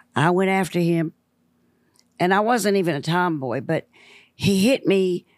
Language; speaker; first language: English; native; English